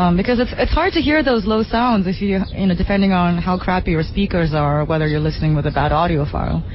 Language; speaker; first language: English; early bilingual, other home language; Japanese